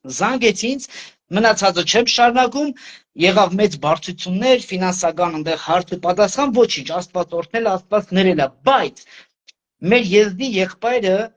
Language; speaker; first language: Armenian; native; Armenian